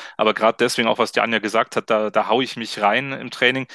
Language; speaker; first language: German; native; German